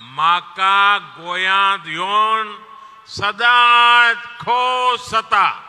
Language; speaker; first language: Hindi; non-native, local second language; Gujarati